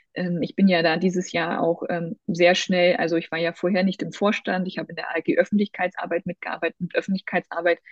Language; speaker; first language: German; native; German